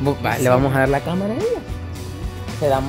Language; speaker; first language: Spanish; native; Spanish